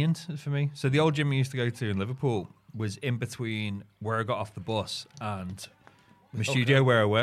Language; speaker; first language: English; native; English